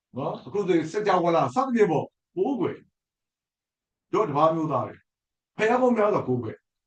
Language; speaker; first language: Burmese; non-native, local second language; S'gaw Karen